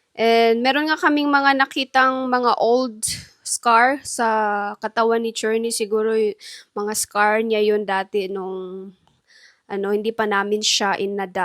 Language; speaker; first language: Filipino; native; Filipino